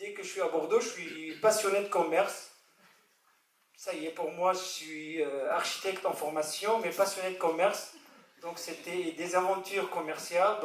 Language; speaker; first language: French; non-native, fluent; Arabic